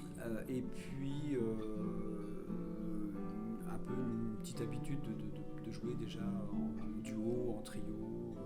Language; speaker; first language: French; native; French